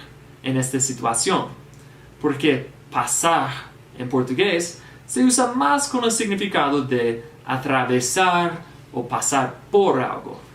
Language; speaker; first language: Spanish; non-native, fluent; English